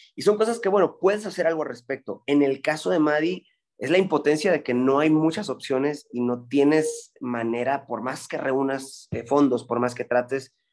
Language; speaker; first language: Spanish; native; Spanish